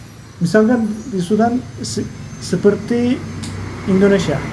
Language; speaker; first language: Indonesian; non-native, learner; Turkish